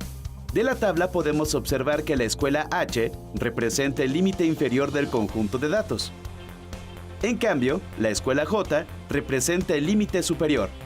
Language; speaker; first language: Spanish; native; Spanish